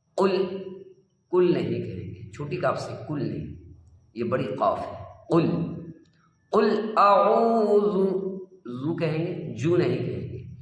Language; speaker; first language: Urdu; native; Urdu